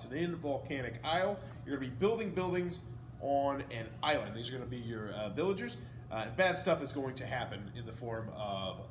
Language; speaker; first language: English; native; English